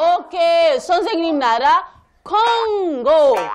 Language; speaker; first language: Korean; non-native, learner; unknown